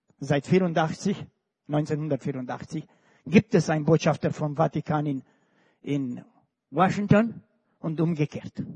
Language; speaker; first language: German; non-native, fluent; Romanian